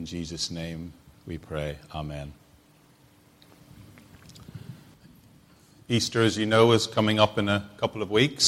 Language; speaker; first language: English; native; English